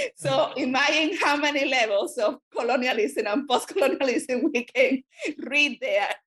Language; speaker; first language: English; non-native, fluent; Spanish